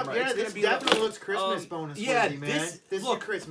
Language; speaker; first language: English; native; English